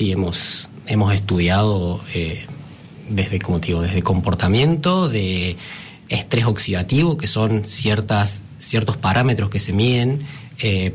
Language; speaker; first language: Spanish; native; Spanish